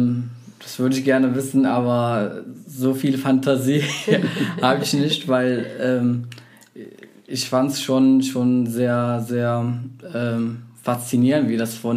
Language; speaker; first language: German; non-native, fluent; Arabic